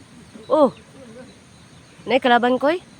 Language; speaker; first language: Filipino; non-native, local second language; Cebuano